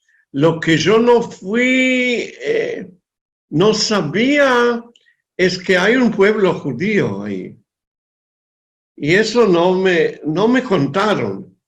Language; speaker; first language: Spanish; non-native, fluent; Hebrew